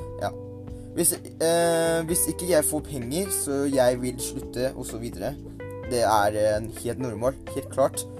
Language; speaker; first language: Norwegian; non-native, learner; Thai